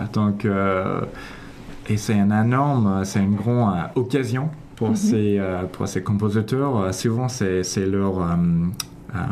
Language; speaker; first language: French; non-native, fluent; English